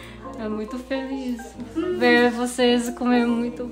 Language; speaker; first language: Portuguese; non-native, learner; Korean